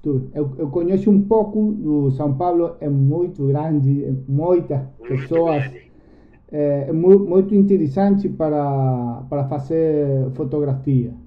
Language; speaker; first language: Portuguese; non-native, learner; Spanish